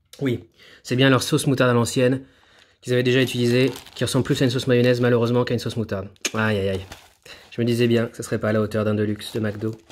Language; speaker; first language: French; native; French